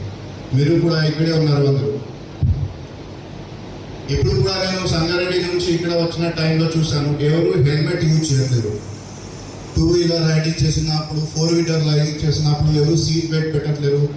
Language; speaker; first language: Telugu; non-native, fluent; Hindi